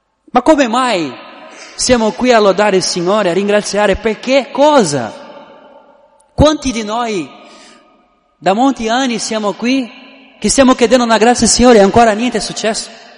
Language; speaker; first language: Italian; non-native, fluent; Portuguese